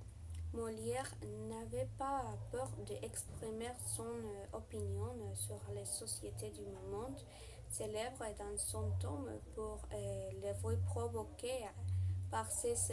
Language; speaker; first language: French; non-native, learner; Spanish